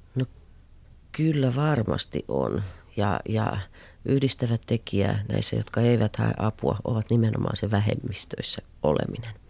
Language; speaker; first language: Finnish; native; Finnish